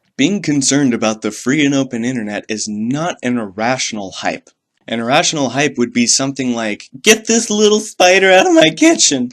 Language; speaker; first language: English; native; English